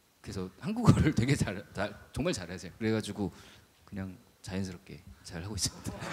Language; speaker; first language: Korean; native; Korean